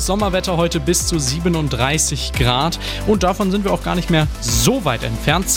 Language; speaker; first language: German; native; German